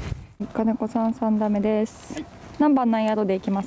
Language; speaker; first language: Japanese; native; Japanese